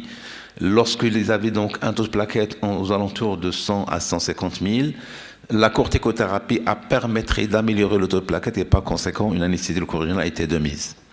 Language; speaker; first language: French; non-native, local second language; Arabic